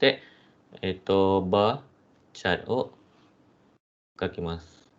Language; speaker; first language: Japanese; non-native, fluent; Malay